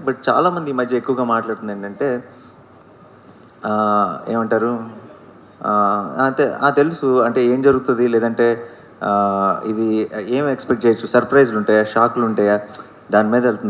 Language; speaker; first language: Telugu; native; Telugu